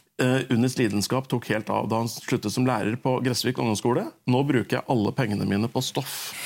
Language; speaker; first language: Norwegian; native; Norwegian